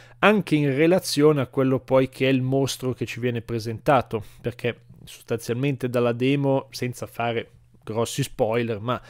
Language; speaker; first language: Italian; native; Italian